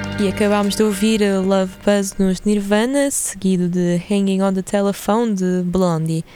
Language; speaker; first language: Portuguese; early bilingual, other home language; Ukrainian